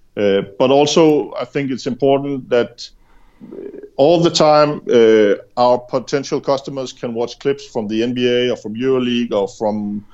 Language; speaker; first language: English; non-native, fluent; Danish